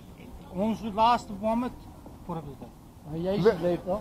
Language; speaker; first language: Dutch; non-native, learner; Turkish